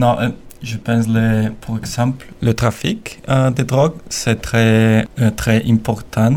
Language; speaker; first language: French; non-native, learner; Spanish